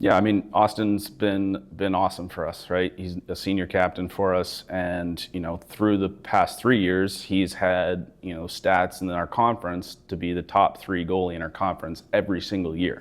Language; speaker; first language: English; native; English